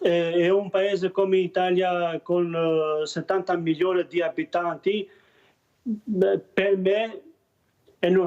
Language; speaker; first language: Italian; non-native, learner; Albanian